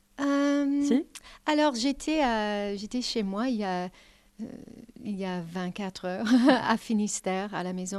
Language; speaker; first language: French; non-native, learner; English